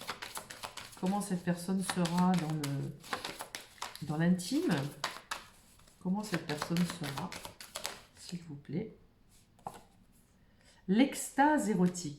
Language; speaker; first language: French; native; French